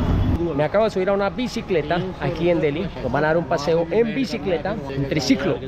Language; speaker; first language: Spanish; native; Spanish